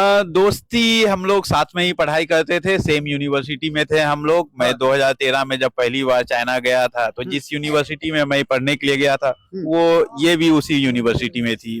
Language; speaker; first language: Hindi; native; Hindi